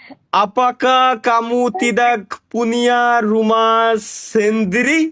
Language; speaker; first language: Indonesian; non-native, learner; Bangla